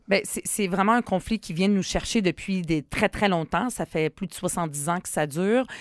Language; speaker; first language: French; early bilingual, other home language; Arabic